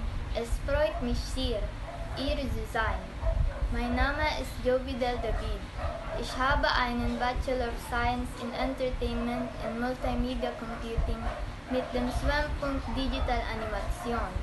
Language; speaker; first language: German; non-native, learner; Filipino